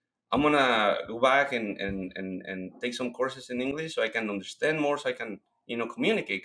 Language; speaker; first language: English; non-native, fluent; Spanish